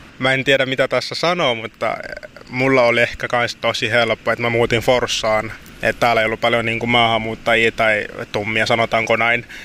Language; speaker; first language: Finnish; early bilingual, other home language; Lingala